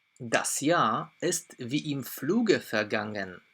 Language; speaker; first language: German; non-native, fluent; Polish